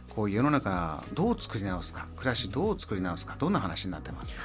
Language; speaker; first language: Japanese; native; Japanese